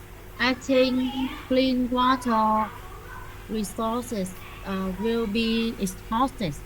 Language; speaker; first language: English; non-native, learner; Vietnamese